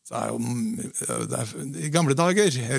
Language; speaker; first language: Norwegian; native; Norwegian